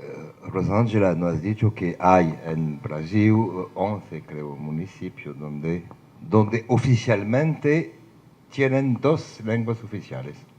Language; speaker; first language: Spanish; non-native, fluent; French